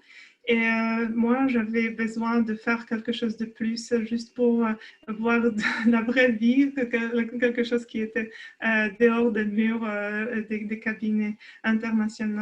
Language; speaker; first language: French; non-native, fluent; Polish